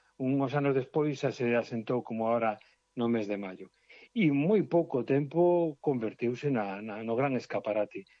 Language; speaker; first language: Galician; non-native, local second language; Spanish